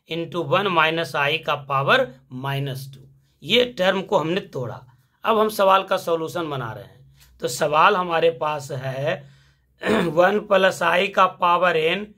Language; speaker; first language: Hindi; native; Hindi